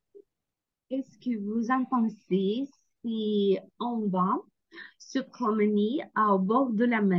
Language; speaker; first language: French; non-native, learner; Ukrainian